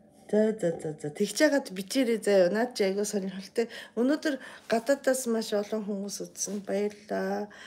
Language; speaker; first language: Mongolian; non-native, fluent; Japanese